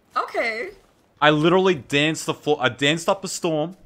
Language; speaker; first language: English; native; English